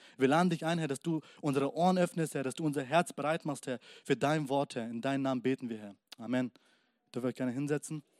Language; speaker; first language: German; early bilingual, other home language; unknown